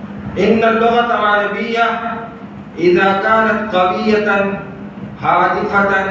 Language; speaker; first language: Arabic; non-native, fluent; Urdu